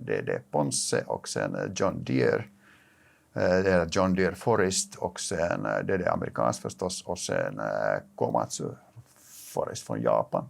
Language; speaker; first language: Swedish; non-native, local second language; Finnish